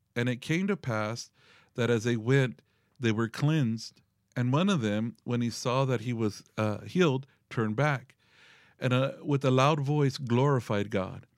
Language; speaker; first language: English; early bilingual, other home language; Spanish